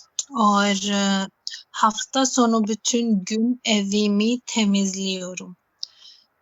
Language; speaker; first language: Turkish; non-native, learner; Urdu